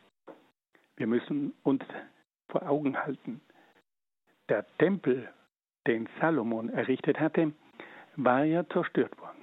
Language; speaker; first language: German; native; German